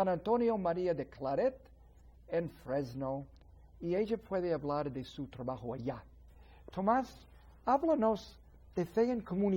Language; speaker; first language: Spanish; non-native, fluent; English